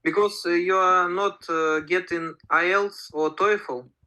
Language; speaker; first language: English; non-native, learner; Russian